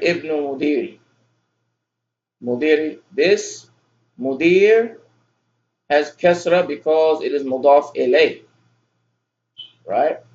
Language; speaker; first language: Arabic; non-native, fluent; English